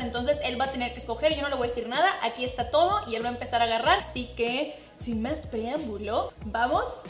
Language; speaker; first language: Spanish; native; Spanish